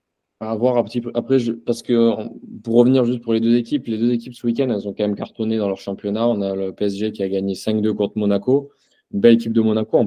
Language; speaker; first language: French; native; French